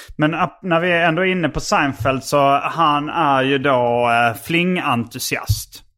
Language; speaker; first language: Swedish; native; Swedish